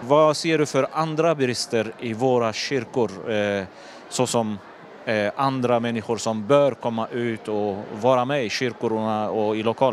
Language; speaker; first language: Swedish; non-native, local second language; Turoyo